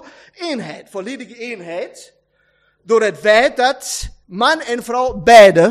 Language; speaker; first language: Dutch; non-native, learner; German